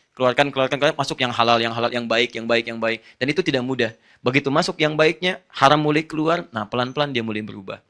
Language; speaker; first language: Indonesian; non-native, fluent; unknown